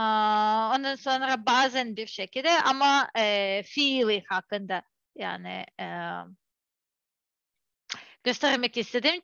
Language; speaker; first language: Turkish; non-native, learner; Serbian